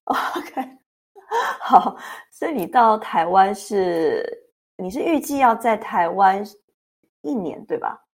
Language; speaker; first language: Chinese; native; Chinese